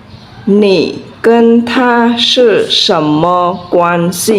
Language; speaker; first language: Chinese; non-native, fluent; Khmer